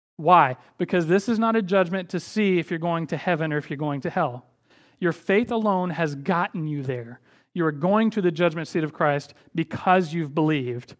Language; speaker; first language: English; native; English